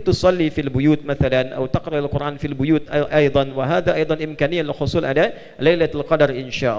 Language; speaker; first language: Arabic; non-native, fluent; Indonesian